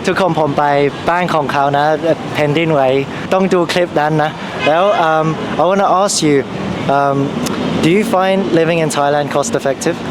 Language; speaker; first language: Thai; non-native, learner; English